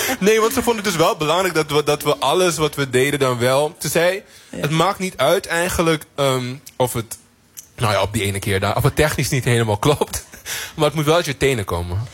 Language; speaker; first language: Dutch; native; Dutch